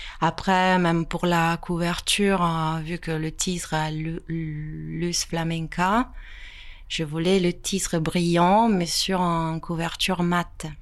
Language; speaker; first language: French; non-native, fluent; Italian